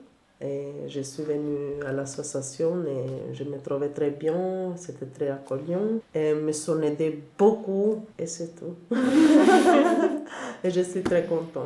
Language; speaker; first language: French; non-native, learner; Albanian